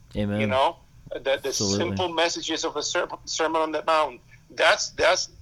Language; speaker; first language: English; early bilingual, other home language; Spanish